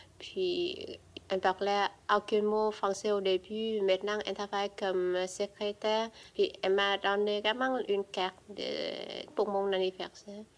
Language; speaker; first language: French; non-native, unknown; Vietnamese